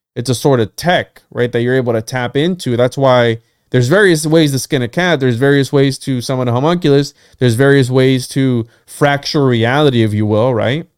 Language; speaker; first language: English; non-native, fluent; Spanish